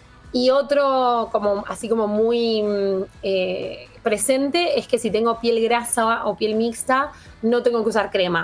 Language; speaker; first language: Spanish; native; Spanish